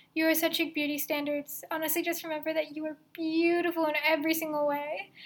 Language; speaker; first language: English; early bilingual, other home language; Hindi